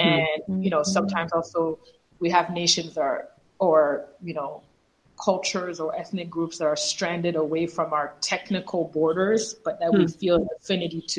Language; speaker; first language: English; non-native, fluent; French